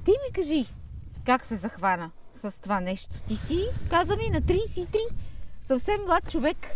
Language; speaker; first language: Bulgarian; native; Bulgarian